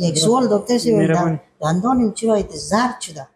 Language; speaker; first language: Persian; non-native, local second language; Hazaragi